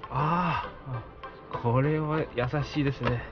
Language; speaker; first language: Japanese; non-native, fluent; Chinese